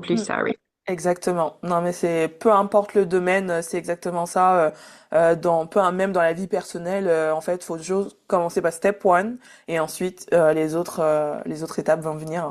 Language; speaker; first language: French; native; French